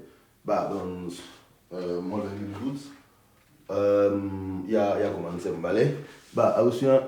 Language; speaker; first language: Catalan; non-native, fluent; Akan